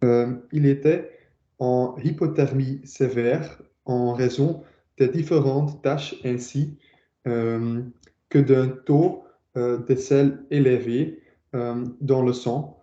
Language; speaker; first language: French; non-native, learner; Dutch